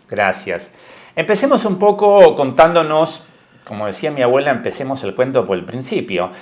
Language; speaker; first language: Spanish; native; Spanish